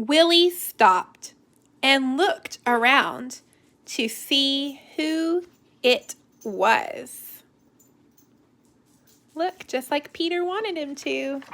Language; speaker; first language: English; native; English